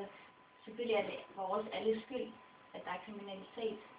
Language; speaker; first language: Danish; non-native, local second language; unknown